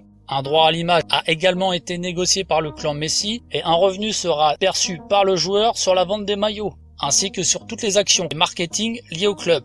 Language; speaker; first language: French; native; French